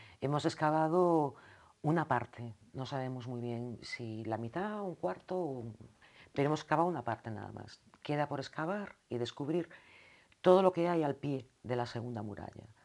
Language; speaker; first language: Spanish; native; Spanish